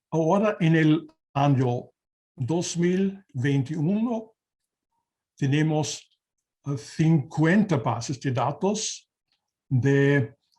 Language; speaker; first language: Spanish; non-native, learner; German